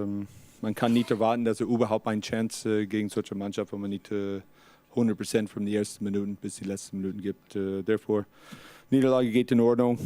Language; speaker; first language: German; non-native, learner; English